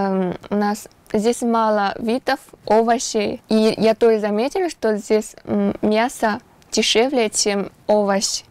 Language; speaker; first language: Russian; non-native, learner; Chinese